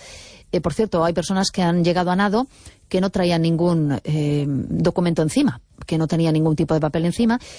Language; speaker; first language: Spanish; native; Spanish